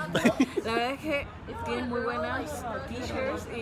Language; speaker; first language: Spanish; native; Spanish